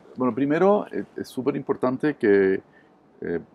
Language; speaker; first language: Spanish; non-native, fluent; French